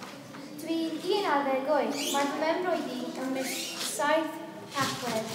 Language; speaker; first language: Welsh; non-native, learner; English